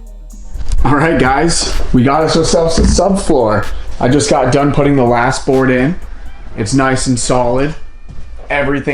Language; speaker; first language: English; native; English